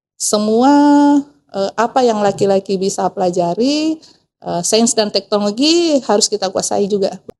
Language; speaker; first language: Indonesian; native; Indonesian